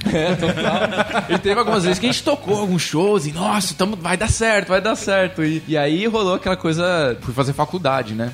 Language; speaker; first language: Portuguese; early bilingual, other home language; English